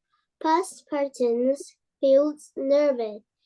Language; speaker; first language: English; non-native, learner; Vietnamese